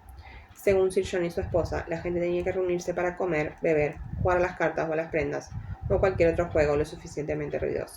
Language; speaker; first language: Spanish; native; Spanish